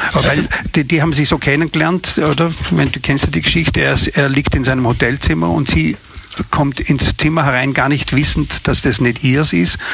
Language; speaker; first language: German; native; German